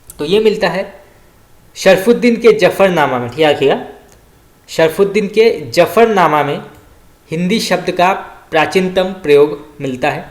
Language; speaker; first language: Hindi; native; Hindi